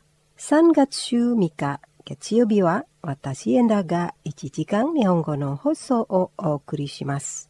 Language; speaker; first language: Japanese; non-native, fluent; Indonesian